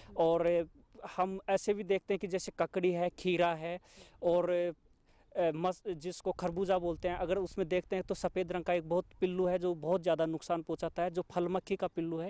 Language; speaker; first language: Hindi; native; Hindi